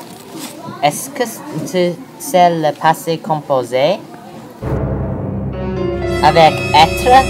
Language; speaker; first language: French; non-native, learner; English